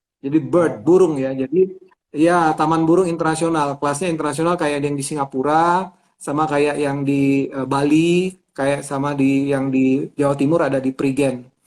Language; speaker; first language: Indonesian; native; Indonesian